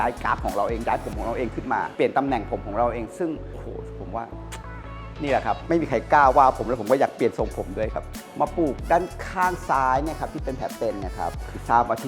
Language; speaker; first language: Thai; native; Thai